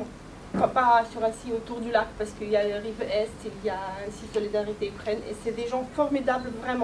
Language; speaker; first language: French; non-native, fluent; Ukrainian